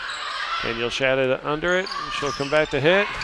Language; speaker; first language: English; native; English